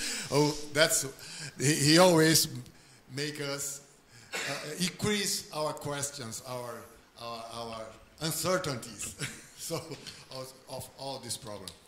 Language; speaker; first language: English; non-native, learner; Portuguese